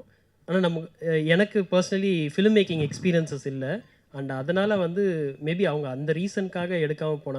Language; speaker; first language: Tamil; native; Tamil